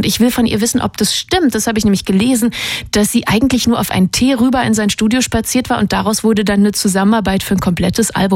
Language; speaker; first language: German; native; German